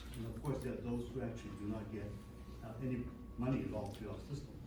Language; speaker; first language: English; non-native, local second language; Cantonese